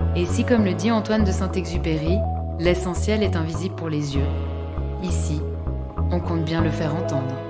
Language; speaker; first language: French; native; French